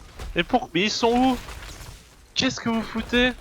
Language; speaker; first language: French; native; French